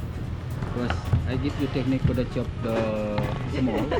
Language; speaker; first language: English; non-native, learner; Indonesian